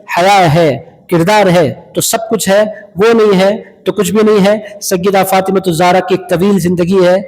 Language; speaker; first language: Urdu; native; Urdu